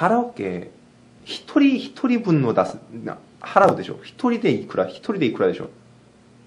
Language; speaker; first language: Japanese; non-native, fluent; Korean